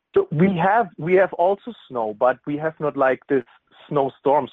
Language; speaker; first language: English; non-native, fluent; German